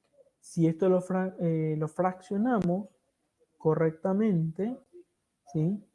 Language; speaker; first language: Spanish; native; Spanish